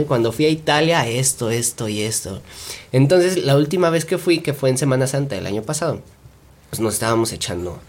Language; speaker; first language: Spanish; native; Spanish